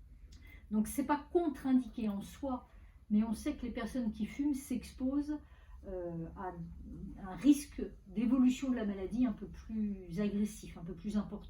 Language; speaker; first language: French; native; French